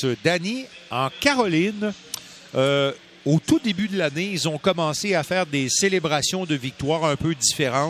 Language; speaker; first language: French; native; French